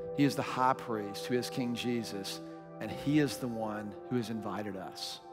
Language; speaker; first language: English; native; English